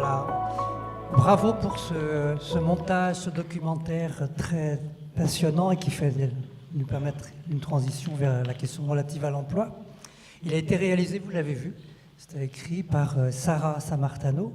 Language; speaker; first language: French; native; French